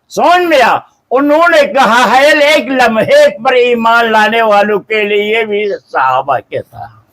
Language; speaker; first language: Urdu; non-native, local second language; Balti